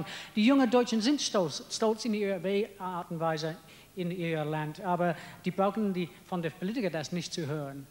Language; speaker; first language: German; non-native, fluent; English